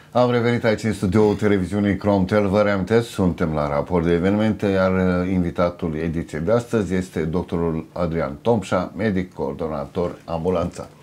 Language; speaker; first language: Romanian; native; Romanian